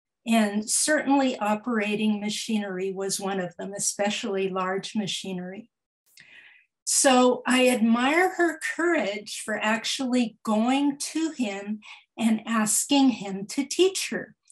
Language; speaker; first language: English; early bilingual, other home language; Spanish